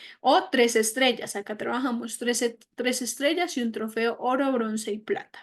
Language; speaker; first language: Spanish; native; Spanish